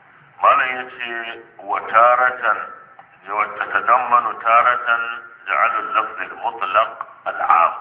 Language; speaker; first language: Arabic; non-native, fluent; Hausa